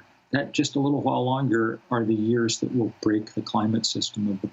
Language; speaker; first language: English; native; English